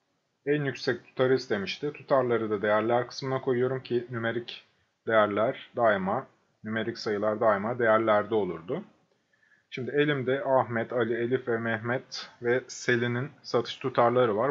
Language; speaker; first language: Turkish; native; Turkish